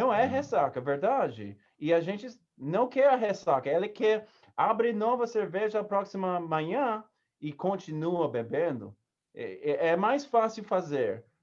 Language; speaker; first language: Portuguese; non-native, learner; English